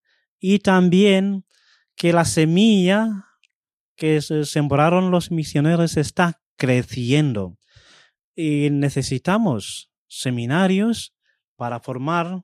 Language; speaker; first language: Spanish; non-native, fluent; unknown